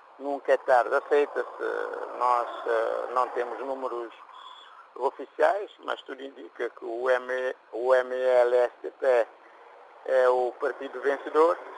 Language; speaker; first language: Portuguese; non-native, local second language; Kabuverdianu